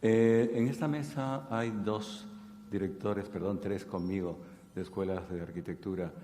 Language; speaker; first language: Spanish; native; Spanish